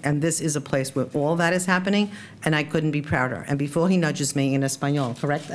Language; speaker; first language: English; early bilingual, other home language; Spanish